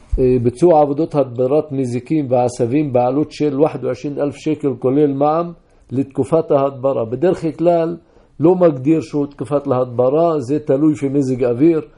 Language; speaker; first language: Hebrew; non-native, local second language; Arabic